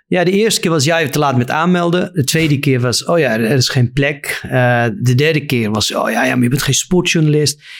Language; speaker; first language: Dutch; non-native, fluent; Arabic